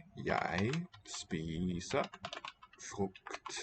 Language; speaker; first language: Danish; non-native, learner; English